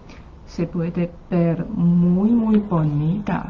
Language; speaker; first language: Spanish; non-native, learner; Chinese